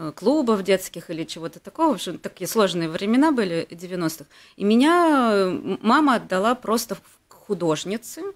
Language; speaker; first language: Russian; native; Russian